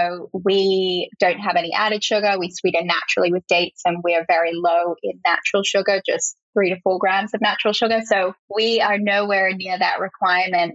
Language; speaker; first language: English; native; English